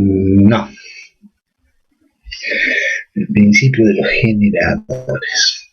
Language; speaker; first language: Spanish; native; Spanish